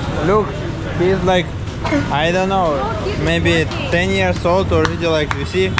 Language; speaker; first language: English; non-native, learner; Russian